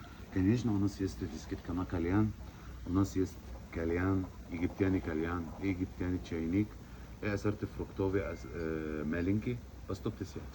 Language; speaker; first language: Russian; non-native, learner; Arabic